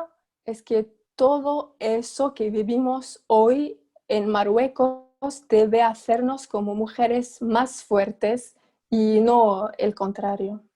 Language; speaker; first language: Spanish; non-native, fluent; Arabic